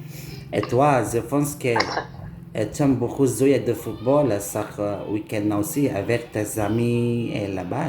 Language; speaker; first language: French; non-native, learner; Indonesian